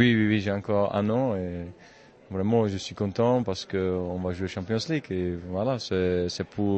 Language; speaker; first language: French; non-native, fluent; Czech